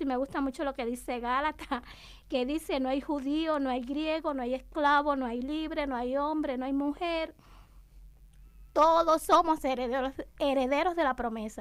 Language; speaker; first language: Spanish; native; Spanish